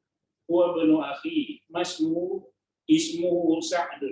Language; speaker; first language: Arabic; non-native, learner; Indonesian